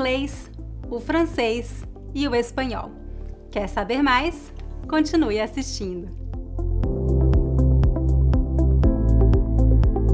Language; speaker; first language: English; non-native, fluent; Portuguese